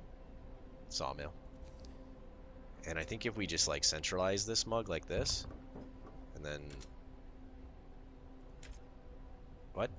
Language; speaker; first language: English; native; English